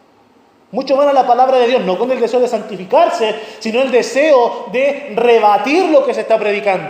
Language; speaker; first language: Spanish; native; Spanish